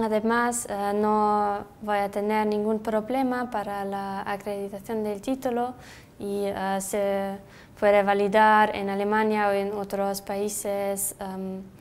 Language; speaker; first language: Spanish; non-native, fluent; German